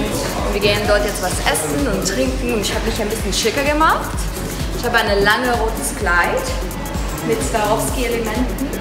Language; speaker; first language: German; non-native, fluent; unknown